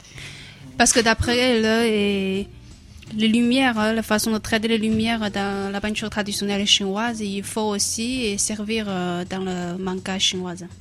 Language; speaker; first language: French; non-native, learner; Chinese